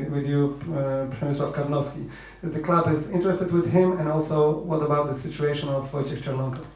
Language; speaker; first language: English; non-native, learner; Polish